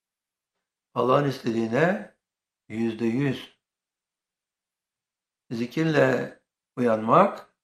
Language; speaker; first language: Turkish; native; Turkish